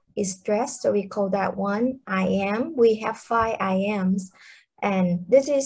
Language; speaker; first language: English; non-native, fluent; Vietnamese